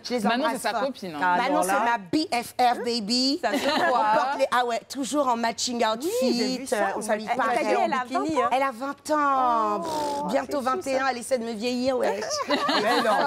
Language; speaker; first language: French; native; French